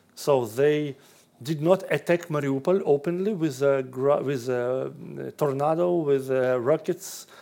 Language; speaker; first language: English; non-native, fluent; Russian